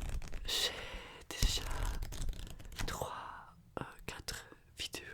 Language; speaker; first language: French; non-native, learner; Russian